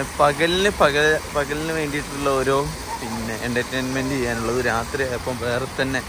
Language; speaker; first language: English; non-native, local second language; Malayalam